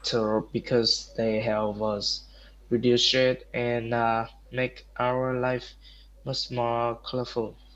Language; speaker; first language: English; non-native, learner; Vietnamese